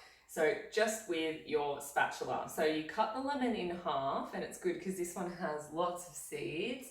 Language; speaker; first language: English; native; English